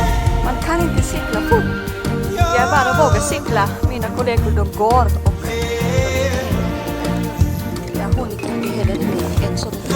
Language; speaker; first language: Swedish; non-native, learner; Filipino